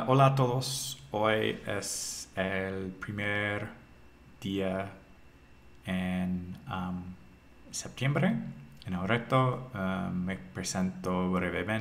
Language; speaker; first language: Spanish; non-native, fluent; English